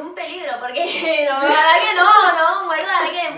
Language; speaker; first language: Spanish; early bilingual, heritage; English